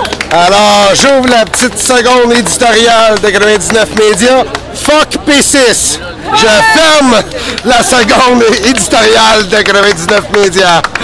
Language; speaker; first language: French; native; French